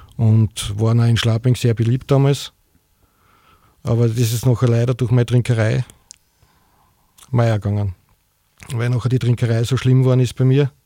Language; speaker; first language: German; native; German